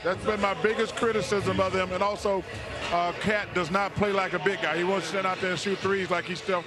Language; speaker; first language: English; native; English